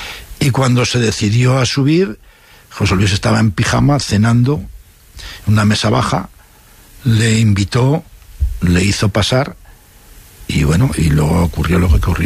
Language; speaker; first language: Spanish; native; Spanish